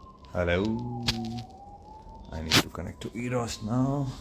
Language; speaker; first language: English; non-native, local second language; Tamil